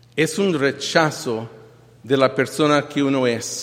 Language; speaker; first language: Spanish; early bilingual, heritage; Spanish